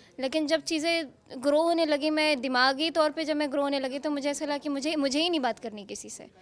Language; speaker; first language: Hindi; non-native, local second language; Maithili